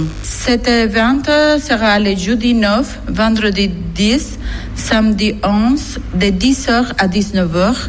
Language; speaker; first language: French; non-native, learner; Spanish